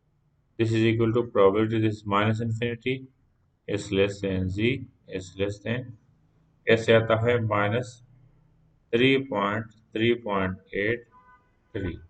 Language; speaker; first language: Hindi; non-native, local second language; Punjabi